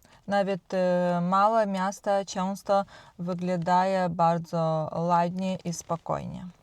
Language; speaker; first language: Polish; non-native, learner; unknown